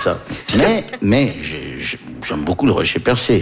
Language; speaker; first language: French; early bilingual, heritage; French